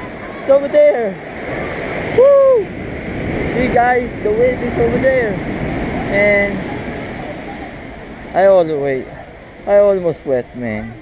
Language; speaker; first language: English; non-native, local second language; Filipino